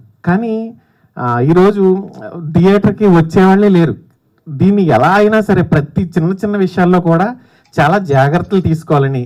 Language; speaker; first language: Telugu; native; Telugu